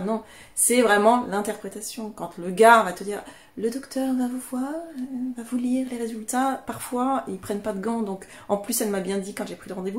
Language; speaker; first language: French; native; French